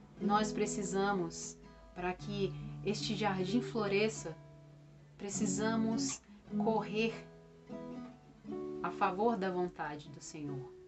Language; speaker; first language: Portuguese; native; Portuguese